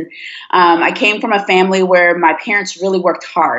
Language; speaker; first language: English; early bilingual, other home language; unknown